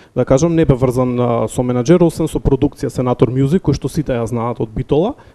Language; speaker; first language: Macedonian; native; Macedonian